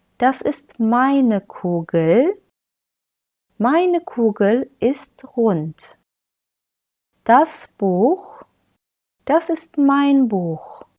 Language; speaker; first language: German; non-native, fluent; Turkish